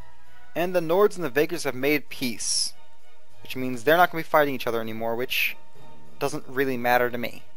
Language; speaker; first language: English; native; English